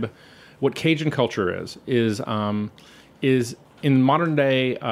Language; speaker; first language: English; native; English